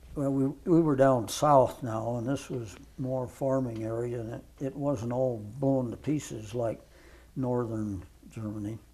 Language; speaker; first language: English; native; English